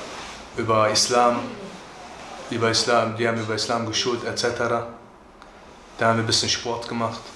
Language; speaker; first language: German; early bilingual, other home language; Turkish